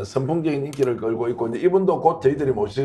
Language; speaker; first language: Korean; native; Korean